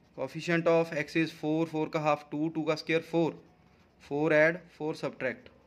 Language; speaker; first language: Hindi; non-native, local second language; Punjabi